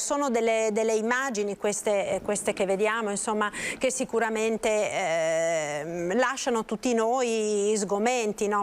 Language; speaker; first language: Italian; native; Italian